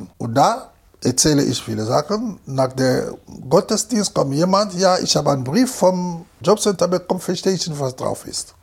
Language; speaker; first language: German; non-native, fluent; Lingala